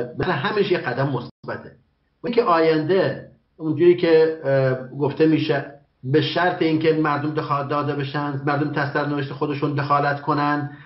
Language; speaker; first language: Persian; non-native, local second language; Kurdish